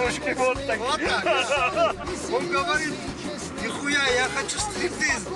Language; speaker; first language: Russian; non-native, fluent; Armenian